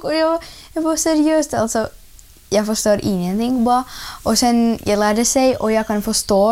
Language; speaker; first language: Swedish; non-native, learner; Russian